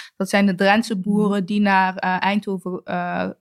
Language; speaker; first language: Dutch; native; Dutch